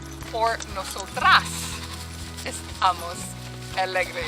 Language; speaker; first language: Spanish; non-native, fluent; English